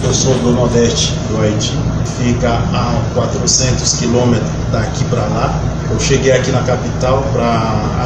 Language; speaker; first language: Portuguese; non-native, fluent; Haitian Creole